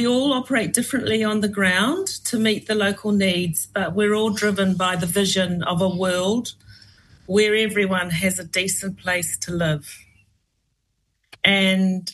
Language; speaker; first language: English; native; English